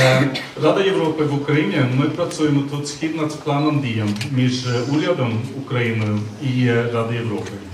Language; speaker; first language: Ukrainian; non-native, fluent; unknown